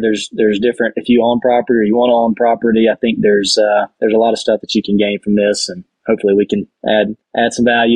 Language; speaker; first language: English; native; English